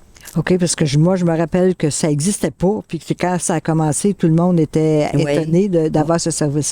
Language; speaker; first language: French; native; French